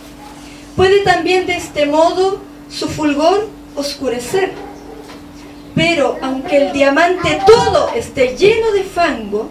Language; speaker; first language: Spanish; native; Spanish